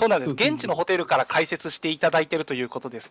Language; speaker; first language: Japanese; native; Japanese